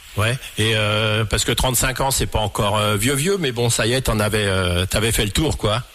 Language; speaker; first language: French; native; French